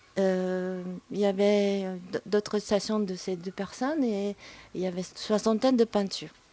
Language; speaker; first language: French; non-native, fluent; Japanese